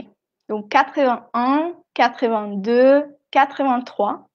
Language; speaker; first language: French; non-native, fluent; Spanish